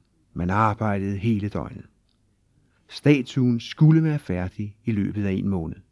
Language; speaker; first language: Danish; native; Danish